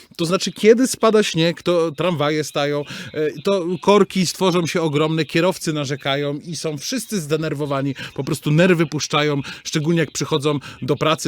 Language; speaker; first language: Polish; native; Polish